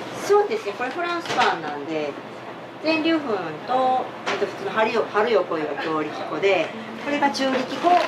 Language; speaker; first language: Japanese; native; Japanese